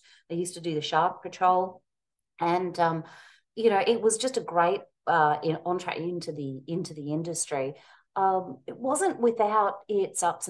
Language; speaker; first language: English; native; English